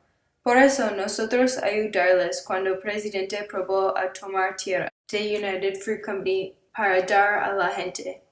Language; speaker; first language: Spanish; non-native, learner; English